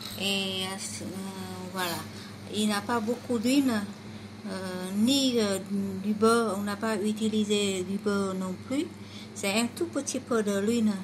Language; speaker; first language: French; non-native, fluent; Vietnamese